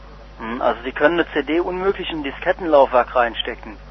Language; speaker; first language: German; native; German